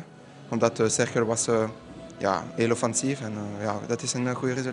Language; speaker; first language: Dutch; non-native, local second language; French